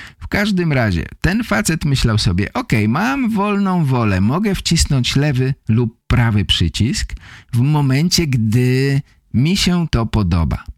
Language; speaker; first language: Polish; native; Polish